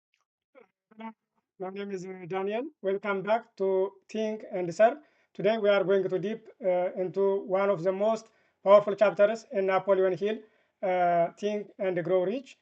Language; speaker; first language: English; non-native, fluent; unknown